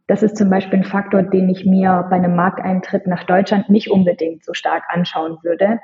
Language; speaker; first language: German; native; German